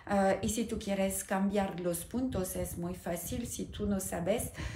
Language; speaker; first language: Spanish; non-native, learner; French